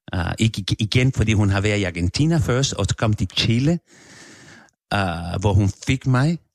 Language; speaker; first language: Danish; non-native, fluent; Spanish